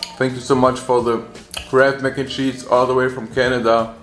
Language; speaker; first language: English; non-native, fluent; German